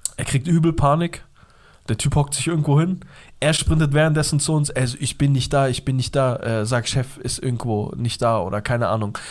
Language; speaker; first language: German; early bilingual, other home language; Persian